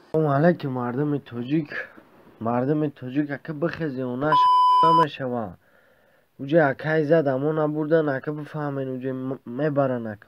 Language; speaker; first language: Tajik; native; Tajik